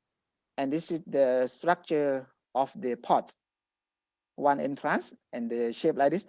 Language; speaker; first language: English; non-native, fluent; Thai